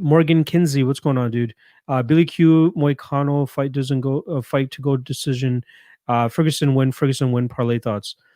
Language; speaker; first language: English; native; English